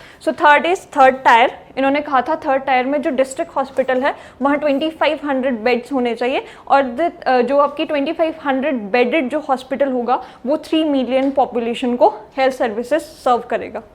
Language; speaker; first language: Hindi; native; Hindi